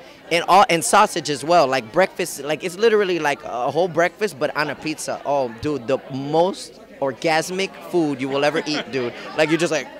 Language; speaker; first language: English; early bilingual, other home language; Spanish